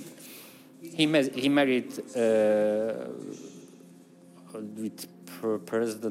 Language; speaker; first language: English; non-native, learner; Turkish